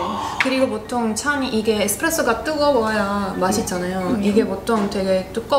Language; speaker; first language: Korean; non-native, fluent; Italian